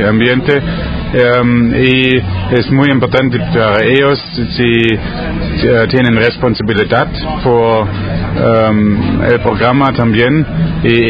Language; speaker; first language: Spanish; non-native, learner; German